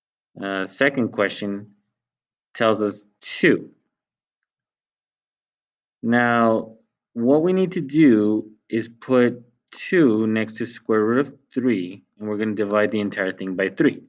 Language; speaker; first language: English; native; English